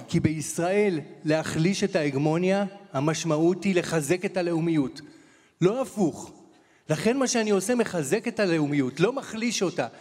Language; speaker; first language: Hebrew; native; Hebrew